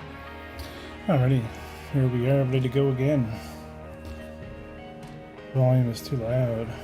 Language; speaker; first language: English; native; English